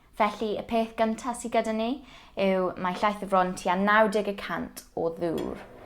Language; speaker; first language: Welsh; non-native, local second language; English